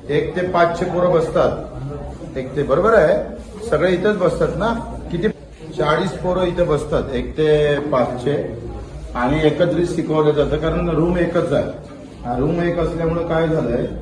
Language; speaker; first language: Marathi; native; Marathi